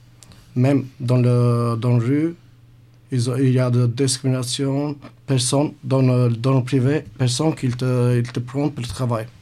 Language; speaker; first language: French; non-native, learner; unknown